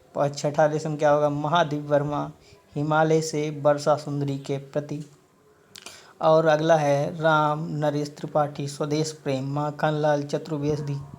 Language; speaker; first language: Hindi; native; Hindi